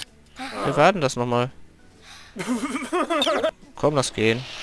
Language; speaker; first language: German; native; German